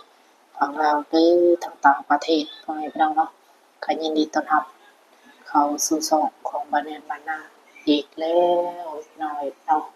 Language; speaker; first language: Thai; non-native, local second language; Lao